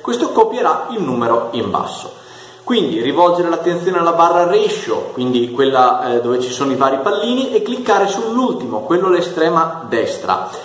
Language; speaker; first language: Italian; native; Italian